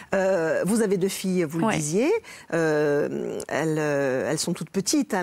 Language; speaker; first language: French; native; French